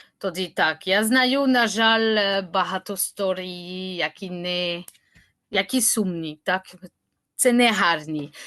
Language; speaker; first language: Ukrainian; non-native, learner; French